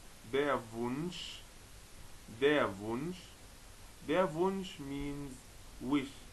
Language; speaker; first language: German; non-native, fluent; Arabic